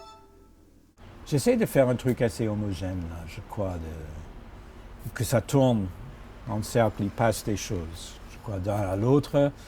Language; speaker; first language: French; non-native, fluent; English